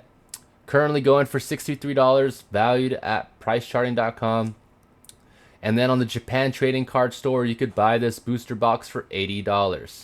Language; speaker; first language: English; native; English